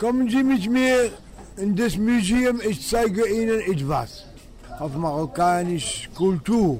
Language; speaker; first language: German; non-native, learner; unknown